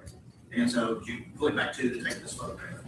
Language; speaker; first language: English; native; English